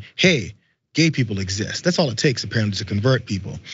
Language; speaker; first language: English; native; English